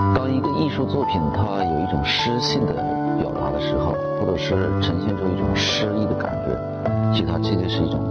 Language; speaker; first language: Chinese; native; Chinese